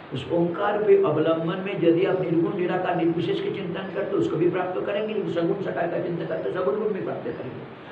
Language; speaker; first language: Hindi; non-native, local second language; Malayalam